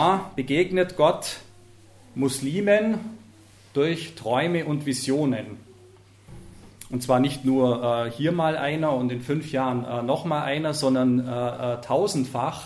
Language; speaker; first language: German; native; German